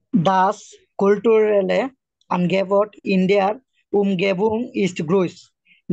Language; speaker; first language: German; non-native, learner; Bangla